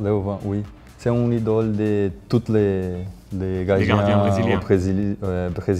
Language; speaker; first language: French; non-native, learner; Portuguese